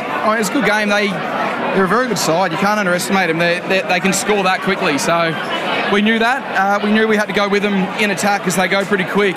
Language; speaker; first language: English; native; English